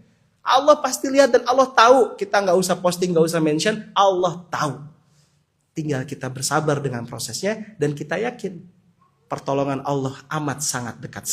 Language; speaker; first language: Indonesian; native; Indonesian